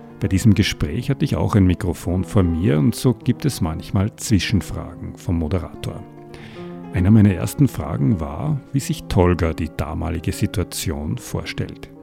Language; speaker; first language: German; native; German